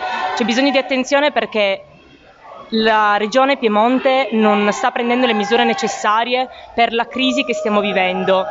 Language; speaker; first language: Italian; native; Italian